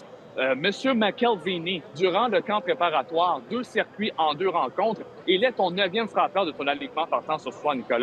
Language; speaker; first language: French; native; French